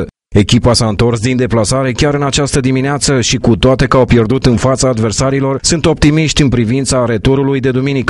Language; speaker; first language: Romanian; native; Romanian